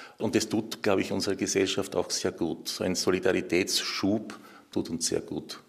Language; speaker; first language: German; native; German